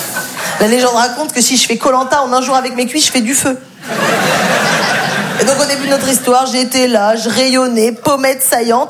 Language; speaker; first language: French; native; French